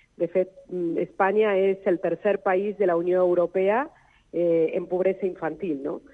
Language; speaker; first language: Catalan; non-native, fluent; Spanish